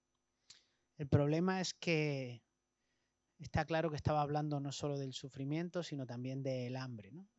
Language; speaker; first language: Spanish; native; Spanish